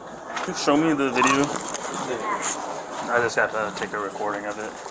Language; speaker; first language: English; native; English